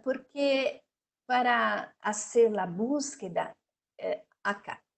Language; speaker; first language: Spanish; non-native, learner; Portuguese